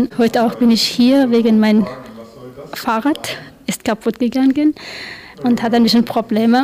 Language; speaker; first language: German; non-native, learner; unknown